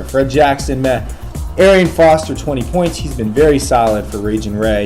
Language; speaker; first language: English; native; English